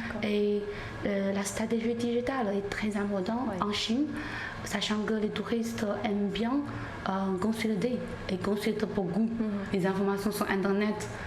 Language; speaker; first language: French; non-native, learner; Chinese